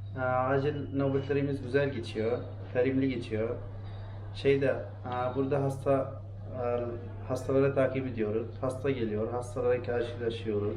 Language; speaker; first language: Turkish; non-native, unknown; Arabic